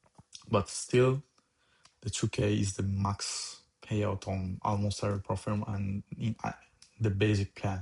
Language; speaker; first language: English; non-native, fluent; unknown